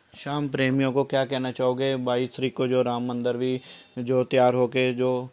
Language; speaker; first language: Hindi; non-native, local second language; Punjabi